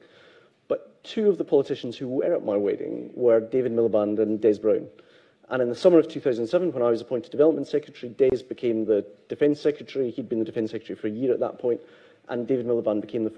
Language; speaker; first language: English; native; English